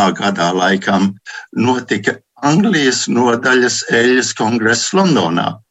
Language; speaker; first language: Latvian; early bilingual, heritage; Latvian